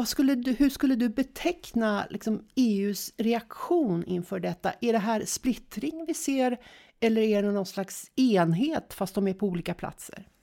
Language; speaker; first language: Swedish; native; Swedish